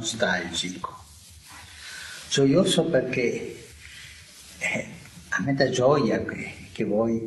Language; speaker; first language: Italian; non-native, fluent; Spanish